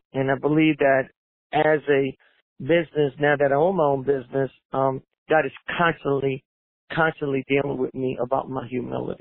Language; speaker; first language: English; native; English